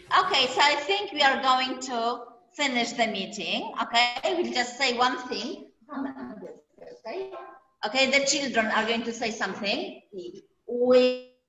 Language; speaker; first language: English; non-native, fluent; Polish